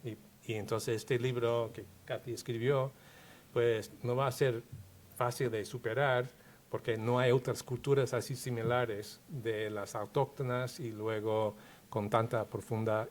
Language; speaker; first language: Spanish; non-native, fluent; English